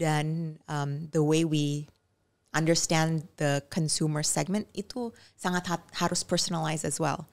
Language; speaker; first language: English; non-native, fluent; Indonesian